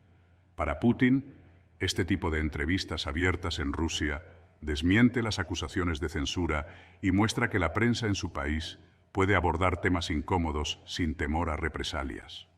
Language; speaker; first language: Spanish; native; Spanish